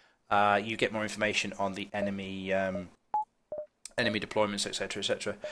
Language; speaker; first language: English; native; English